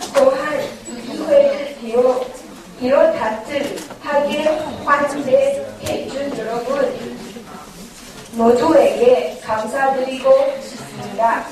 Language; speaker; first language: Korean; non-native, learner; English